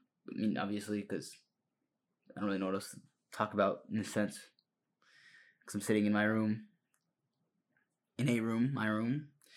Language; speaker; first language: English; early bilingual, other home language; Spanish